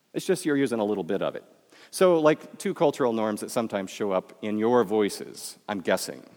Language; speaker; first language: English; native; English